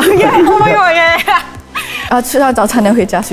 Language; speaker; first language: Chinese; non-native, local second language; English